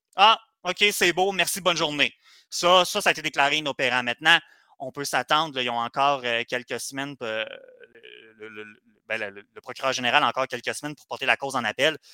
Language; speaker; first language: French; native; French